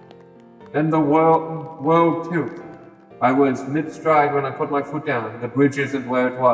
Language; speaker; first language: English; native; English